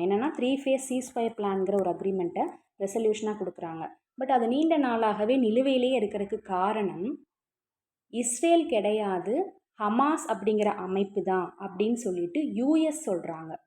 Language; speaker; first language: Tamil; native; Tamil